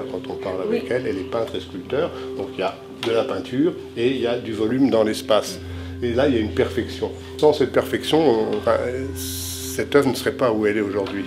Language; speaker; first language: French; native; French